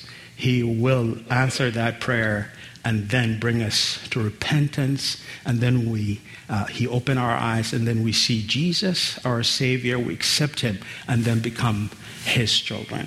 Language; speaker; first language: English; non-native, fluent; Arabic